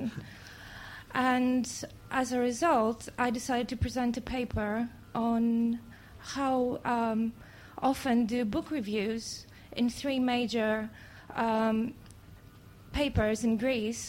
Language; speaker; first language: English; non-native, fluent; Greek